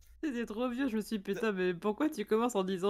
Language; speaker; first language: French; native; French